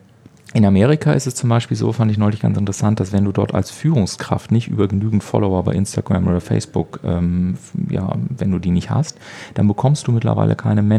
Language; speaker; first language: German; native; German